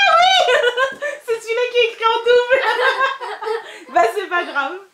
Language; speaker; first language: French; native; French